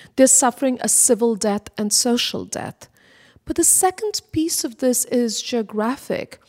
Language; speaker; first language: English; non-native, local second language; Bangla